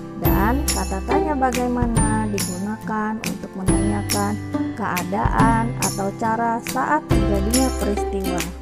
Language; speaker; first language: Indonesian; native; Indonesian